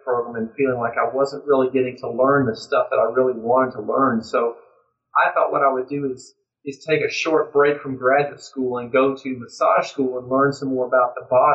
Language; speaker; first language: English; native; English